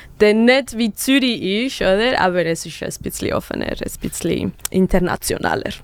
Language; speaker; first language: German; non-native, fluent; Spanish